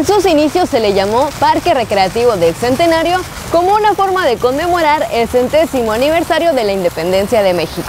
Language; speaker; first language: Spanish; native; Spanish